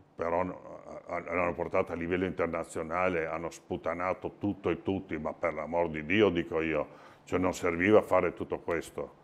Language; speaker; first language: Italian; native; Italian